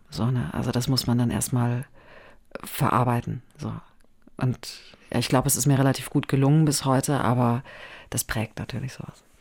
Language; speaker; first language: German; native; German